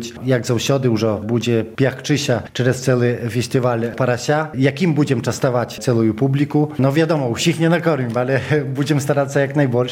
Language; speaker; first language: Polish; non-native, local second language; Belarusian